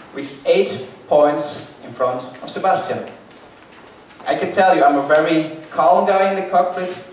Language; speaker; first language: English; non-native, fluent; Dutch